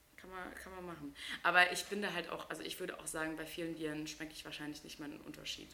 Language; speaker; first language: German; native; German